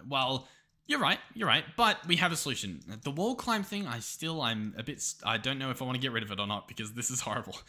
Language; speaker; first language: English; native; English